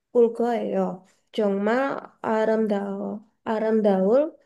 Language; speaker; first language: Korean; non-native, learner; Indonesian